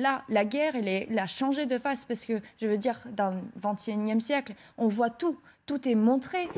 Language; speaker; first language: French; non-native, fluent; Ukrainian